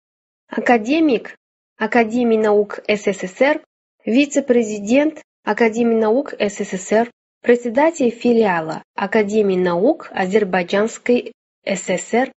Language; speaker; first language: Russian; non-native, fluent; Chinese